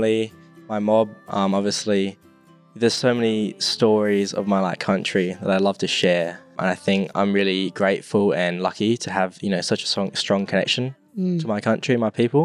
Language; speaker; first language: English; native; English